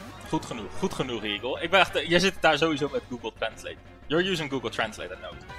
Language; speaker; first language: Dutch; early bilingual, heritage; Dutch